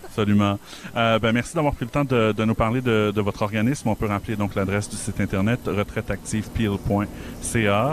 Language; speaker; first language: French; native; French